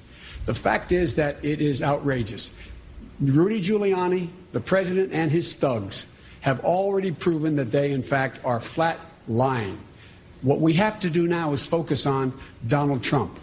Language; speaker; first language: English; native; English